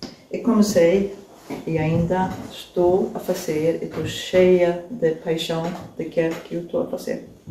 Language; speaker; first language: Portuguese; non-native, learner; Swedish